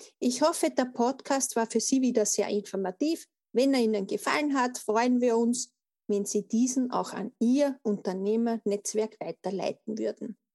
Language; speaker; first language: German; native; German